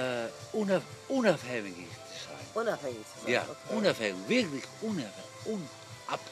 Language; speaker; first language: German; non-native, learner; Dutch